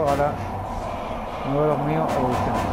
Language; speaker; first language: Spanish; native; Spanish